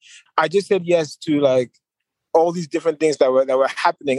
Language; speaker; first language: English; non-native, local second language; Yoruba